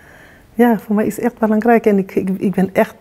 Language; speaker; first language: Dutch; non-native, learner; Kabuverdianu